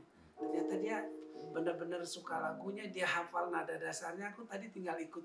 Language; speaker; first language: Indonesian; native; Indonesian